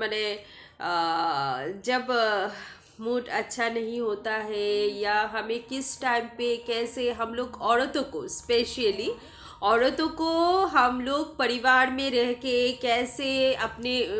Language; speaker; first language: Hindi; non-native, local second language; Bangla